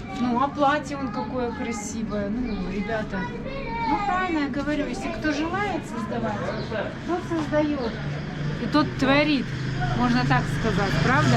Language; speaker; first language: Russian; native; Russian